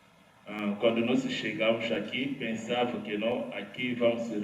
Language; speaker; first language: Portuguese; non-native, learner; Lingala